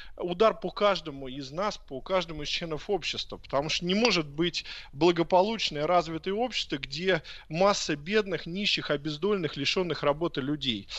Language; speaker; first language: Russian; native; Russian